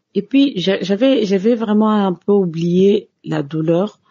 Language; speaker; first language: French; non-native, local second language; Lingala